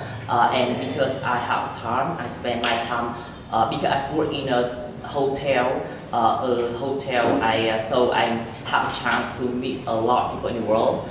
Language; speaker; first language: English; non-native, learner; Vietnamese